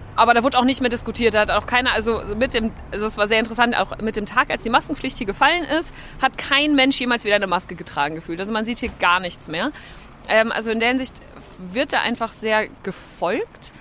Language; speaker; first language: German; native; German